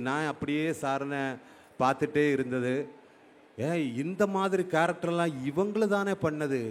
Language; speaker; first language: Tamil; non-native, local second language; Malayalam